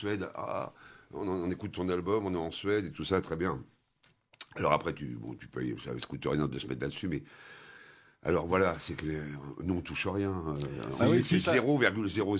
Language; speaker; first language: French; native; French